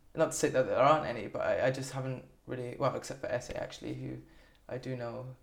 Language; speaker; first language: English; native; English